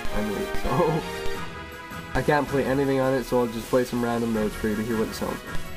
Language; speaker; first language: English; native; English